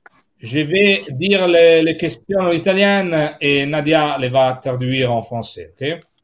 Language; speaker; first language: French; non-native, learner; Italian